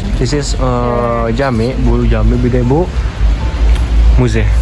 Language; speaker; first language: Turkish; non-native, learner; Indonesian